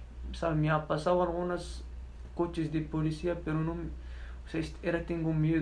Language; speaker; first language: Spanish; non-native, learner; Berber languages